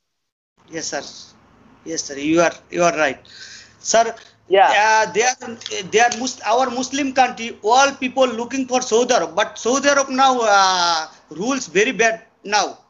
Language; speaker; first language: English; non-native, learner; Bangla